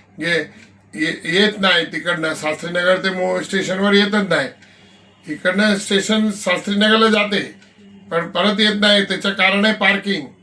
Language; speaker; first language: Marathi; non-native, local second language; Gujarati